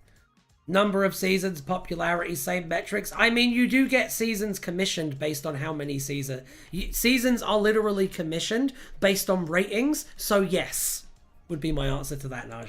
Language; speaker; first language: English; native; English